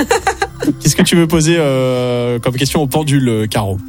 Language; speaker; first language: French; native; French